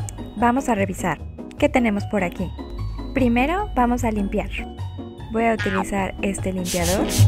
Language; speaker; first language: Spanish; native; Spanish